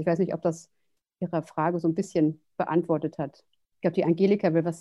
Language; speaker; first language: German; native; German